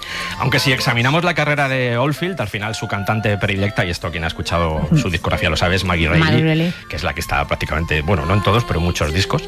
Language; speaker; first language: Spanish; native; Spanish